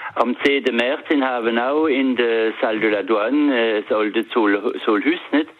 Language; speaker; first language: German; early bilingual, heritage; French